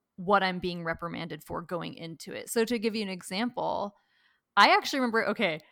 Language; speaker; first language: English; native; English